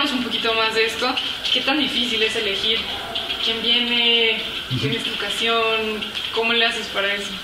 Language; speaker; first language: Spanish; native; Spanish